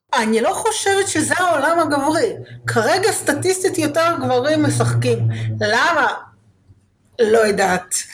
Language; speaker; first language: Hebrew; early bilingual, other home language; Russian